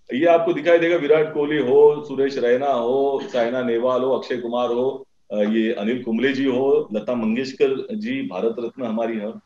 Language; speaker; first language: Hindi; non-native, local second language; Marathi